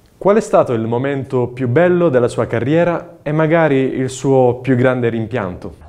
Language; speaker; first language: Italian; native; Italian